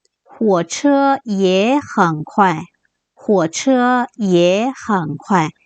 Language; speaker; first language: Chinese; non-native, fluent; Korean